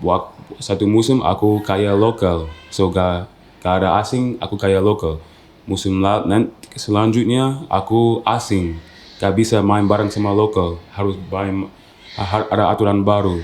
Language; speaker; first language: Indonesian; non-native, fluent; English